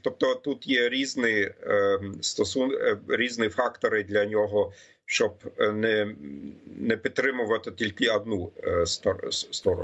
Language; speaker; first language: Ukrainian; non-native, fluent; German